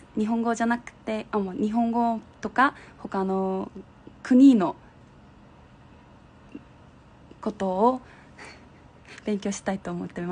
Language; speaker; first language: Japanese; non-native, fluent; Korean